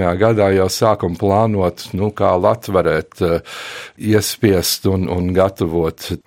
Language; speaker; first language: Latvian; early bilingual, heritage; Latvian